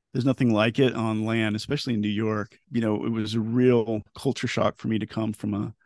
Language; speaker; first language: English; native; English